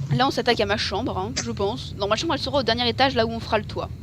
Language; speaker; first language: French; native; French